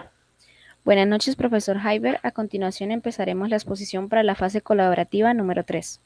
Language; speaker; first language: Spanish; native; Spanish